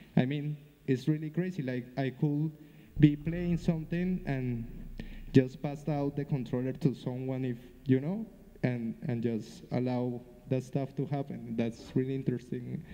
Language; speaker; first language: English; non-native, fluent; Spanish